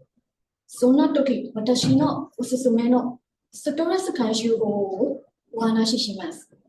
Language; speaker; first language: Japanese; non-native, learner; Burmese